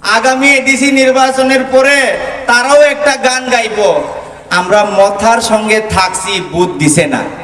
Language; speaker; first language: Bangla; non-native, local second language; Kok Borok